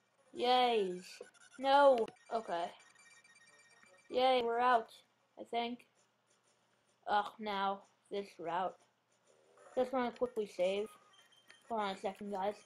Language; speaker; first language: English; native; English